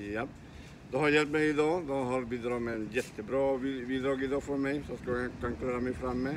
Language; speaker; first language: Swedish; non-native, learner; Spanish